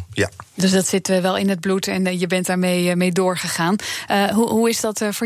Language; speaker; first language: Dutch; native; Dutch